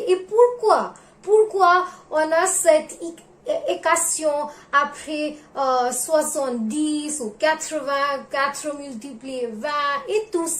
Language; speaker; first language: French; non-native, learner; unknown